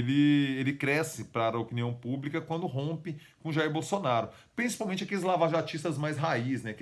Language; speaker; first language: Portuguese; native; Portuguese